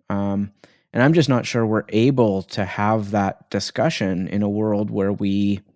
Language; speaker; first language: English; native; English